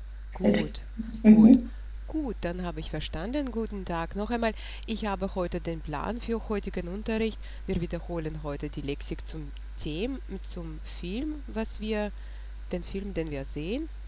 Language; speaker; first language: German; non-native, fluent; Russian